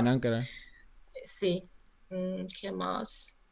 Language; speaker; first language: Spanish; non-native, learner; Turkish